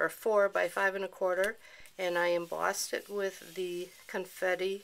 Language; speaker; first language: English; native; English